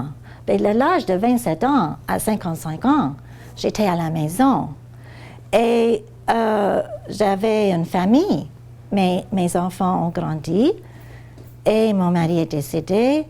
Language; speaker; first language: French; non-native, fluent; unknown